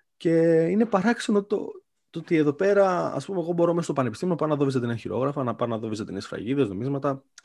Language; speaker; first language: Greek; native; Greek